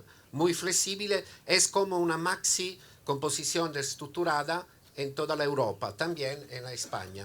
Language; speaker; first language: Spanish; non-native, learner; Italian